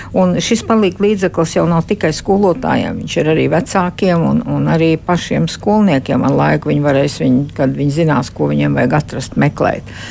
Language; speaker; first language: Latvian; early bilingual, heritage; Latvian